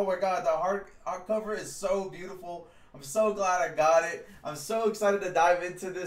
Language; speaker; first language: English; native; English